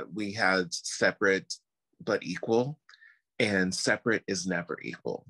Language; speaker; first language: English; native; English